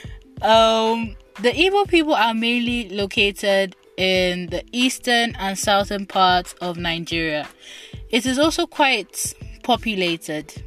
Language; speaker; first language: English; non-native, local second language; Igbo